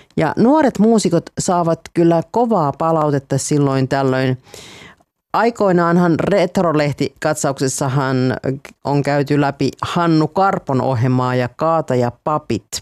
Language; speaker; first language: Finnish; native; Finnish